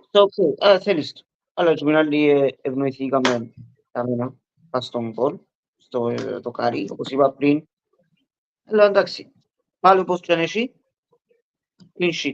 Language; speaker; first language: Greek; early bilingual, heritage; Greek